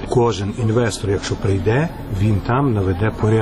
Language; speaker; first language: Ukrainian; native; Ukrainian